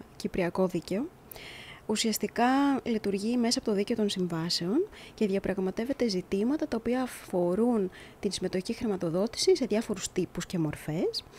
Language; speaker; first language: Greek; native; Greek